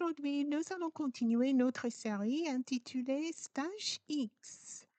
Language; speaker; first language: French; non-native, fluent; English